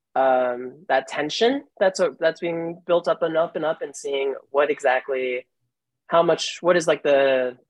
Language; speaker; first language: English; native; English